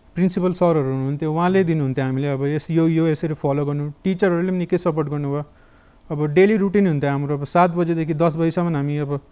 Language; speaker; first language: Nepali; native; Nepali